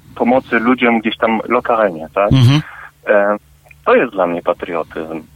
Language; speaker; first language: Polish; native; Polish